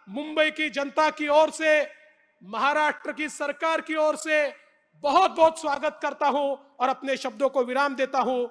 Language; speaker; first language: Hindi; non-native, local second language; Marathi